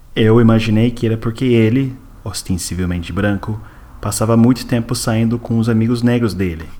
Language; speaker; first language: Portuguese; non-native, fluent; English